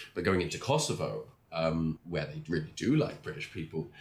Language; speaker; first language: English; native; English